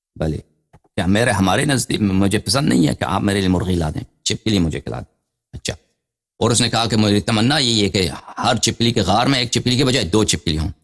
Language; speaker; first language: Urdu; non-native, fluent; Persian